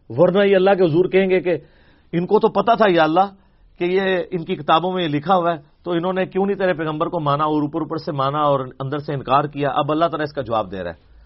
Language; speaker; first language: Urdu; non-native, local second language; Punjabi